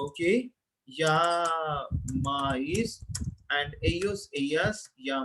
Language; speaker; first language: Spanish; non-native, fluent; Hindi